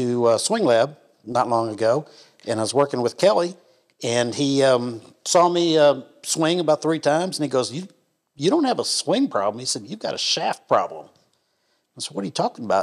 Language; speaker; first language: English; native; English